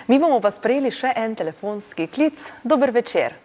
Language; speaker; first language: Slovenian; native; Slovenian